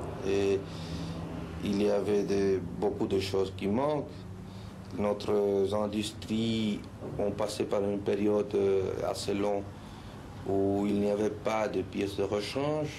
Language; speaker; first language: French; non-native, fluent; Spanish